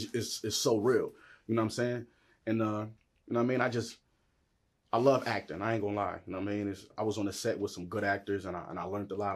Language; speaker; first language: English; native; English